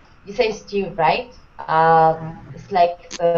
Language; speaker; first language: English; non-native, fluent; Spanish